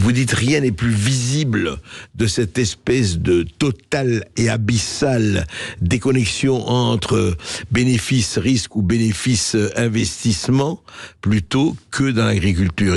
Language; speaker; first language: French; native; French